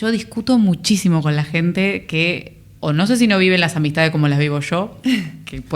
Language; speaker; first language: Spanish; native; Spanish